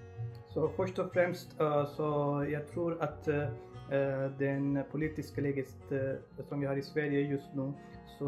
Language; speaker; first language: Swedish; non-native, fluent; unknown